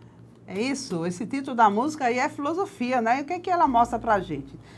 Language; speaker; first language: Portuguese; native; Portuguese